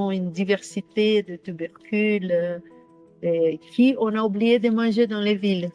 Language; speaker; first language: French; non-native, fluent; Portuguese